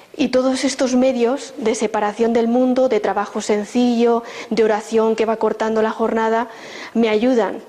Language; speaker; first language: Spanish; native; Spanish